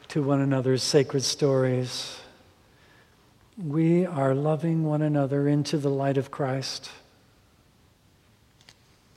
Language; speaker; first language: English; native; English